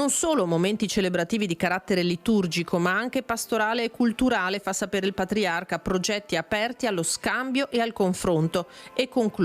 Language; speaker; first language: Italian; native; Italian